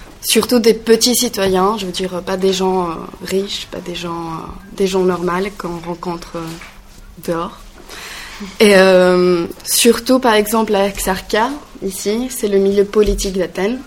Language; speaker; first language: French; non-native, learner; Greek